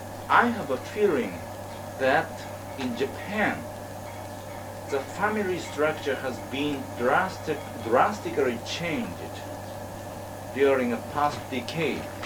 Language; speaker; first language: English; non-native, learner; Japanese